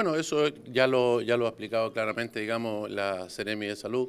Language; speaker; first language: Spanish; native; Spanish